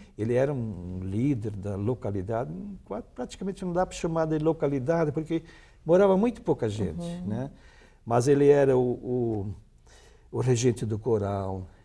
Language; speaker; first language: Portuguese; non-native, local second language; German